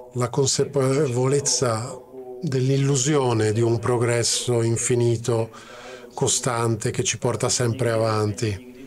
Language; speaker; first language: Italian; non-native, fluent; Czech